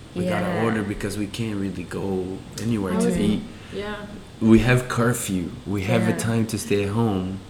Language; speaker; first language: English; non-native, fluent; Portuguese